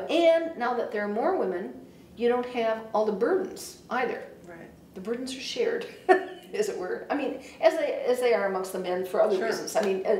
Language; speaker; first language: English; native; English